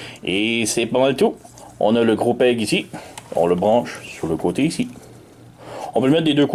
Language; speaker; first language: French; native; French